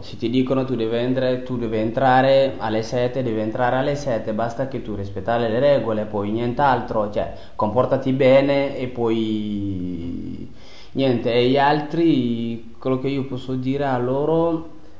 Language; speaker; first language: Italian; non-native, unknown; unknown